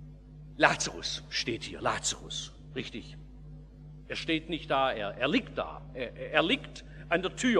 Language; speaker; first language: German; native; German